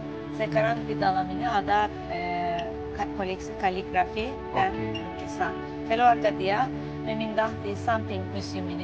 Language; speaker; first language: Indonesian; non-native, learner; Turkish